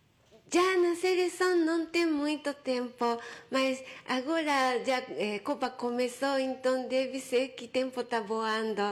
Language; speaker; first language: Portuguese; non-native, fluent; Japanese